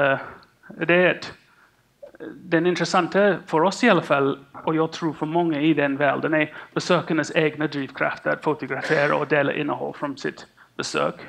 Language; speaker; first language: Swedish; non-native, fluent; English